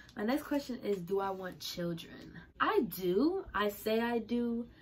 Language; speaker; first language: English; native; English